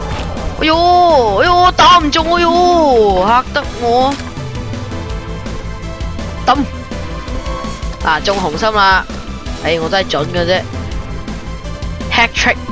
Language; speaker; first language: Chinese; native; Chinese